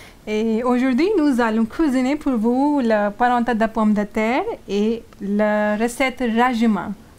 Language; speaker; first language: French; non-native, learner; Hindi